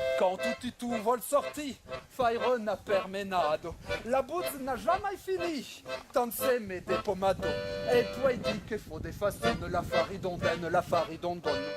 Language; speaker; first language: French; native; French